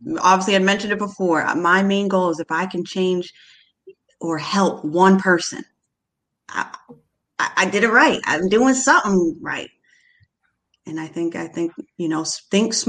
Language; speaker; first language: English; native; English